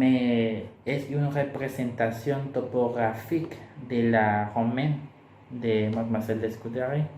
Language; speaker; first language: French; non-native, learner; Spanish